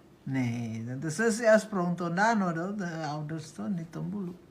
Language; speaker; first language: Dutch; non-native, learner; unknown